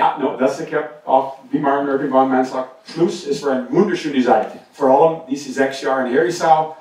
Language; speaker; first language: German; non-native, fluent; English